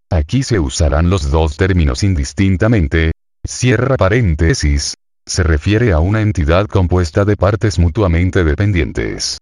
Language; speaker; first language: Spanish; native; Spanish